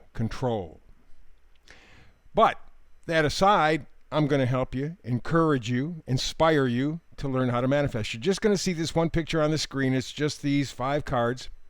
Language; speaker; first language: English; native; English